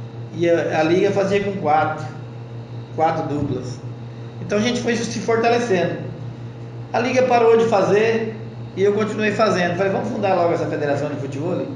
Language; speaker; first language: Portuguese; native; Portuguese